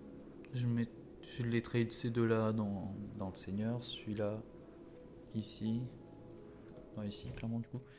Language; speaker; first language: French; native; French